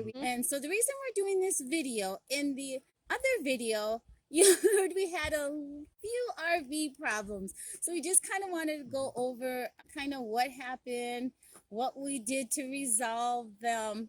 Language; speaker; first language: English; native; English